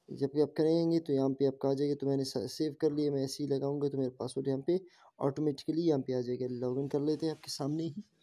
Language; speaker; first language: Urdu; non-native, local second language; Baluchi